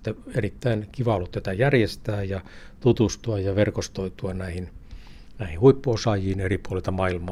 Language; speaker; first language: Finnish; native; Finnish